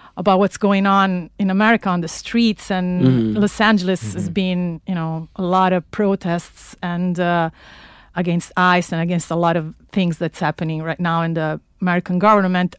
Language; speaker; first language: English; non-native, fluent; Italian